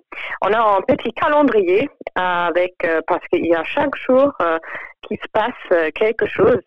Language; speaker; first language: French; non-native, fluent; German